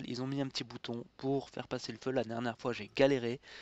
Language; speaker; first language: French; native; French